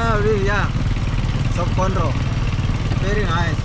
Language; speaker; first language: English; non-native, learner; Indonesian